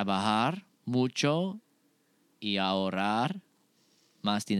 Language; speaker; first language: Spanish; non-native, learner; English